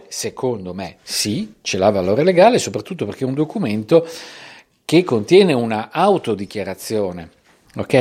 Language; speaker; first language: Italian; native; Italian